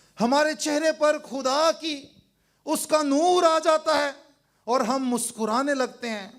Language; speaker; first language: Urdu; non-native, local second language; Punjabi